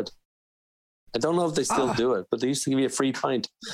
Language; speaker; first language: English; native; English